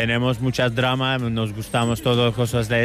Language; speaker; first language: Spanish; non-native, learner; Turkish